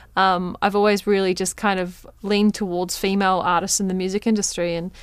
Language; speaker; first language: English; native; English